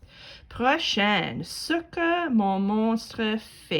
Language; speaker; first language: French; non-native, fluent; English